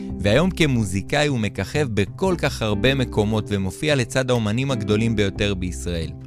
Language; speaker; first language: Hebrew; native; Hebrew